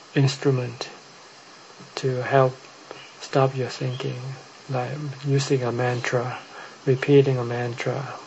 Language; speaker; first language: English; non-native, fluent; Thai